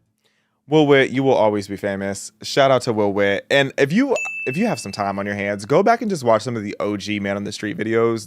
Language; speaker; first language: English; native; English